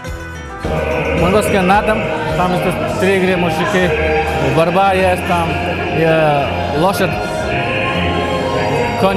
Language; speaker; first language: Russian; non-native, learner; Mongolian